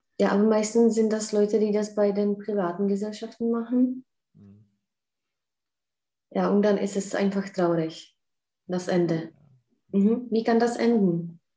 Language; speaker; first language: German; non-native, fluent; Czech